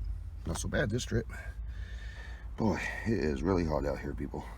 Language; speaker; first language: English; native; English